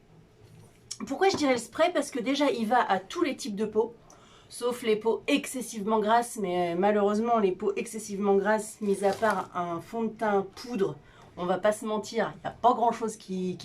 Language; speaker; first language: French; native; French